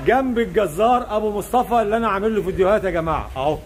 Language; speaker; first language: Arabic; native; Arabic